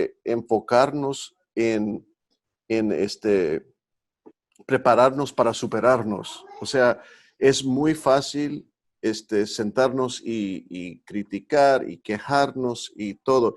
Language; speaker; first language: Spanish; early bilingual, heritage; Spanish